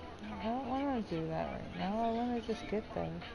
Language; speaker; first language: English; native; English